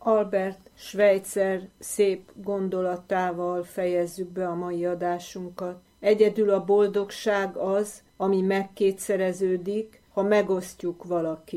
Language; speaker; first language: Hungarian; native; Hungarian